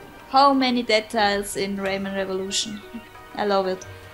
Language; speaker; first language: English; non-native, learner; German